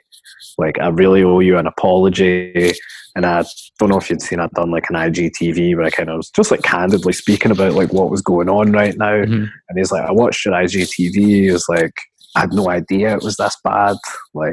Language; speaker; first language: English; native; English